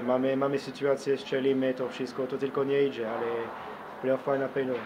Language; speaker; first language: Polish; non-native, learner; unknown